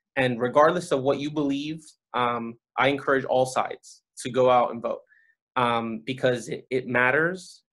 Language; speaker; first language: English; early bilingual, other home language; Spanish